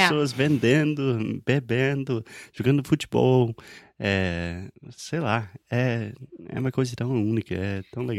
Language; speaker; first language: Portuguese; non-native, fluent; English